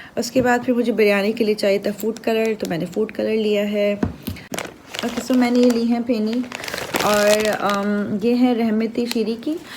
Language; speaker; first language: Urdu; native; Urdu